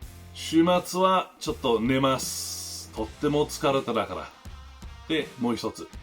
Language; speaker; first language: Japanese; non-native, learner; English